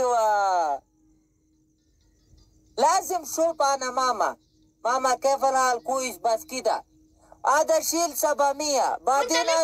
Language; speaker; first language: Arabic; non-native, learner; Pashto